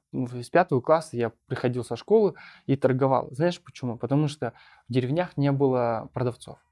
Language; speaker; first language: Russian; non-native, local second language; Bashkir